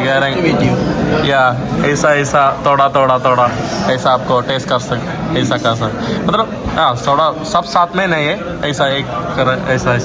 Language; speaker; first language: Hindi; non-native, local second language; Malayalam